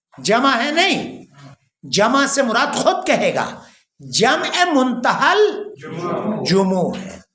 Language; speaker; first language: Urdu; non-native, local second language; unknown